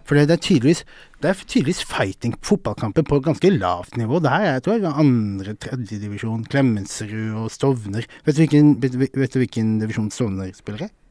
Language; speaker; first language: Norwegian; early bilingual, other home language; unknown